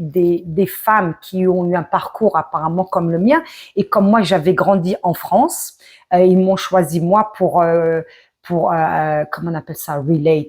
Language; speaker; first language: French; early bilingual, other home language; Arabic